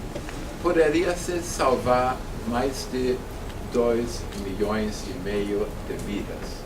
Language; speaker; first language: Portuguese; non-native, fluent; German